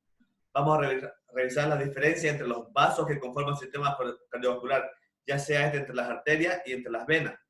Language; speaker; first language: Spanish; native; Spanish